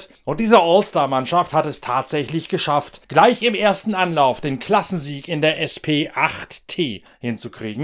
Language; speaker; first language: German; native; German